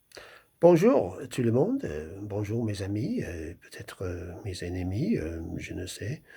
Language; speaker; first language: French; non-native, fluent; English